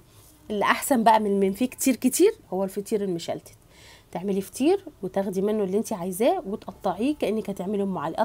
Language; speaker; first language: Arabic; native; Arabic